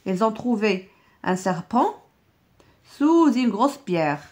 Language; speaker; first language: French; non-native, local second language; Arabic